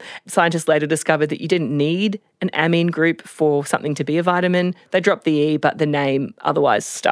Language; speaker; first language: English; native; English